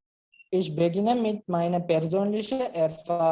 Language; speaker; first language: German; non-native, learner; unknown